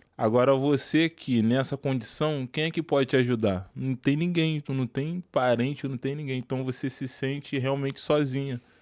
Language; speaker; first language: Portuguese; native; Portuguese